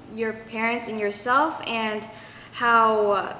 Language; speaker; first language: English; early bilingual, other home language; Vietnamese